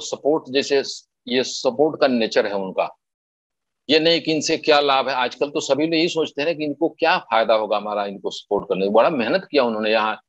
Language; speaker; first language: Hindi; native; Hindi